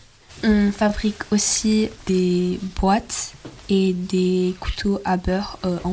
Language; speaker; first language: French; non-native, learner; Swedish